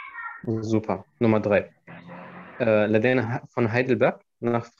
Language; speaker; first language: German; non-native, fluent; Arabic